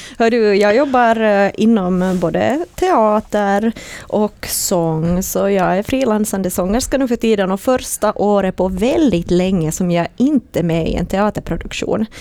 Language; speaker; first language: Swedish; native; Swedish